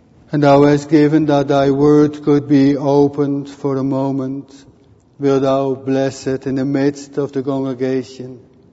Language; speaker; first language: English; non-native, fluent; Dutch